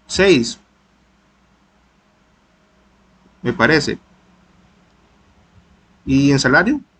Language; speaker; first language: Spanish; native; Spanish